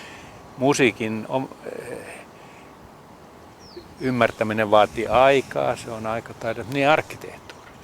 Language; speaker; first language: Finnish; native; Finnish